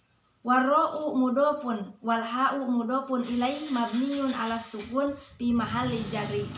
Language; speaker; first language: Arabic; non-native, learner; Indonesian